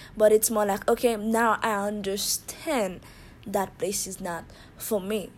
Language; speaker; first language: English; non-native, fluent; Haitian Creole